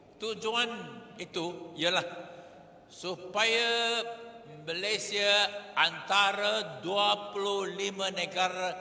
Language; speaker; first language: Malay; non-native, local second language; Chinese